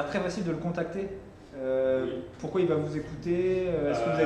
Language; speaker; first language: French; native; French